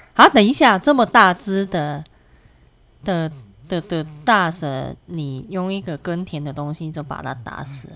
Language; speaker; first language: Chinese; native; Chinese